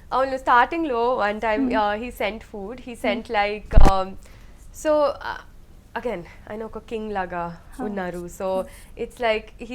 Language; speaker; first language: Telugu; non-native, local second language; Hindi